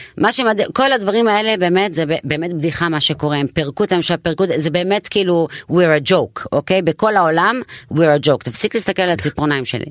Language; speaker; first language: Hebrew; non-native, local second language; Arabic